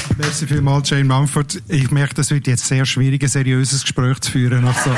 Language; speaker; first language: German; native; German